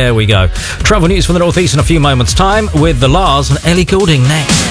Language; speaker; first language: English; native; English